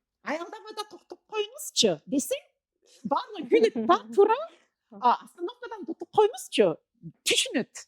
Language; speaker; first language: Kyrgyz; non-native, fluent; English